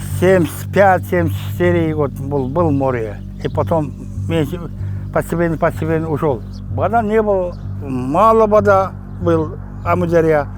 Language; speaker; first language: Russian; non-native, local second language; Kara-Kalpak